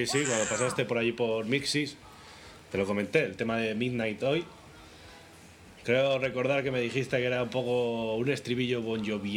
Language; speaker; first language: Spanish; native; Spanish